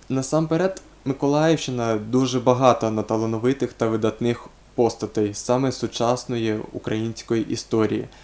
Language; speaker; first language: Ukrainian; native; Ukrainian